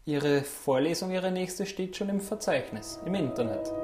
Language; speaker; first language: German; native; German